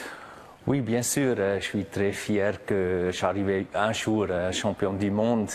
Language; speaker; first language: French; non-native, local second language; German